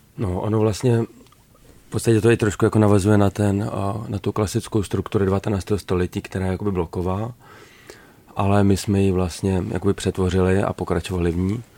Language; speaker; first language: Czech; native; Czech